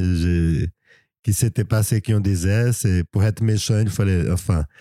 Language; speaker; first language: French; non-native, fluent; Portuguese